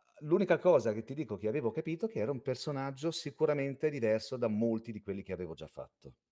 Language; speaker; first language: Italian; native; Italian